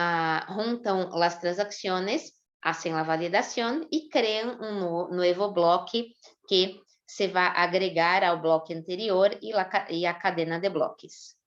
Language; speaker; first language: Spanish; non-native, fluent; Portuguese